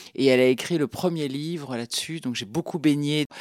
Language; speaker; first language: French; native; French